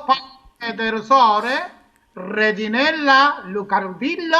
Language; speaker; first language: Italian; non-native, learner; Japanese